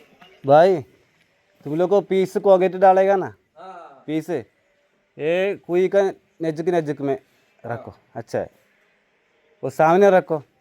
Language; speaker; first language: Hindi; non-native, local second language; Malayalam